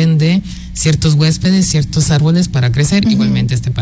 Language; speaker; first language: Spanish; native; Spanish